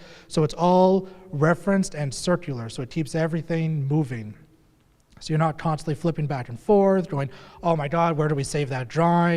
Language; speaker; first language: English; native; English